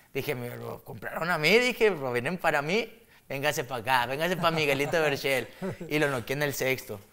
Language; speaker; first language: Spanish; native; Spanish